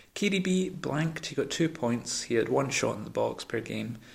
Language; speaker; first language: English; native; English